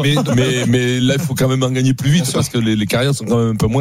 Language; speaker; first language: French; native; French